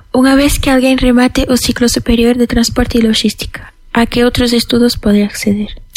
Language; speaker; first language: Galician; native; Galician